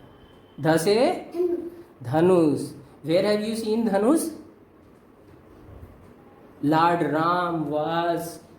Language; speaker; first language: English; non-native, local second language; Hindi